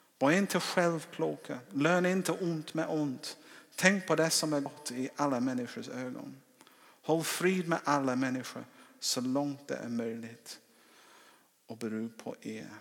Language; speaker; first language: Swedish; non-native, fluent; English